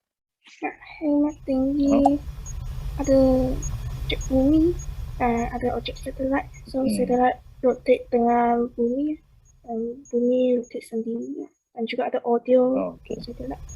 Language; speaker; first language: Malay; native; Malay